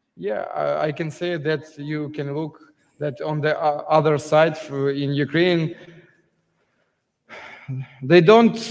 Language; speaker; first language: English; non-native, learner; Ukrainian